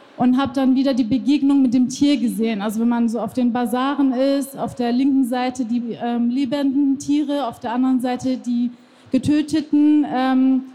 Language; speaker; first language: German; non-native, fluent; Persian